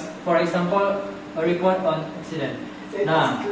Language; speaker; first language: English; non-native, learner; Indonesian